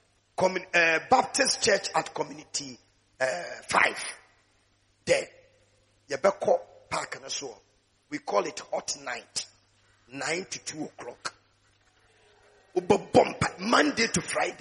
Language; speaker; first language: English; non-native, local second language; Akan